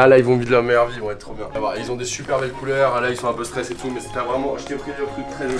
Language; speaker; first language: French; native; French